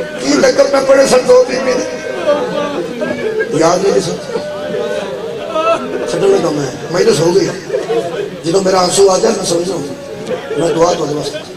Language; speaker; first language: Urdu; non-native, local second language; Punjabi